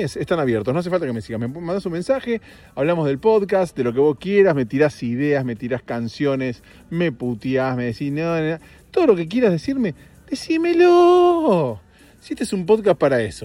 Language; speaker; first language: Spanish; native; Spanish